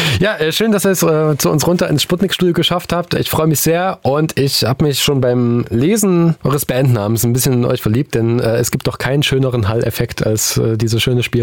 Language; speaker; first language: German; native; German